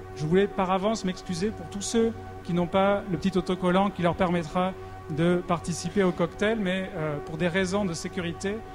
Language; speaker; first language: French; native; French